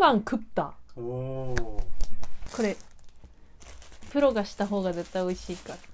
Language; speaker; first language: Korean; non-native, learner; Japanese